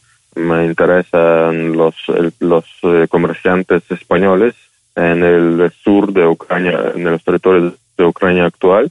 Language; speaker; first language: Spanish; non-native, fluent; Ukrainian